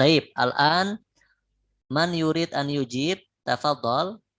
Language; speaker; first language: Arabic; non-native, fluent; Indonesian